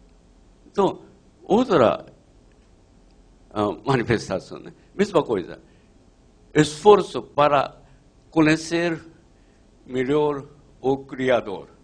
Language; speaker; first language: Portuguese; non-native, learner; Japanese